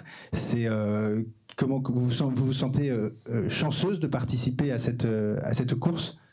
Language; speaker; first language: French; native; French